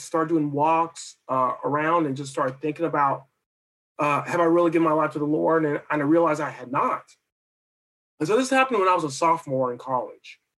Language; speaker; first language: English; native; English